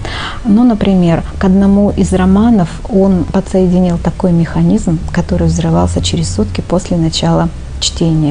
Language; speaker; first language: Russian; native; Russian